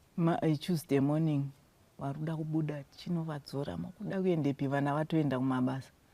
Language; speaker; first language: Shona; non-native, local second language; North Ndebele